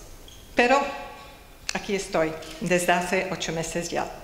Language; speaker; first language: Spanish; non-native, fluent; English